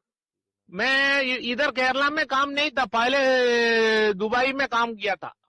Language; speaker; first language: Hindi; non-native, local second language; Malayalam